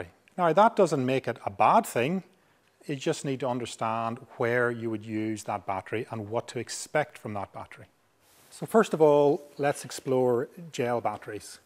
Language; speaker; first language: English; native; English